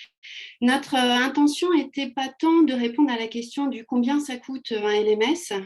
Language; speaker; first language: French; native; French